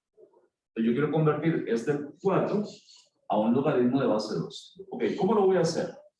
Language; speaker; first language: Spanish; native; Spanish